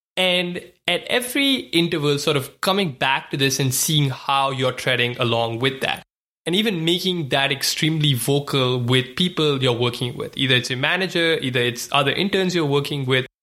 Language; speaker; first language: English; non-native, local second language; Hindi